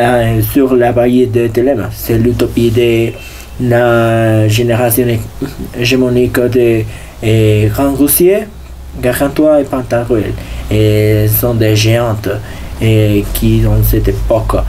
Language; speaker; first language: French; non-native, learner; Spanish